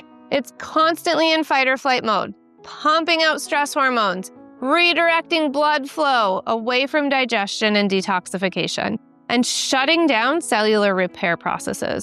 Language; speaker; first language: English; native; English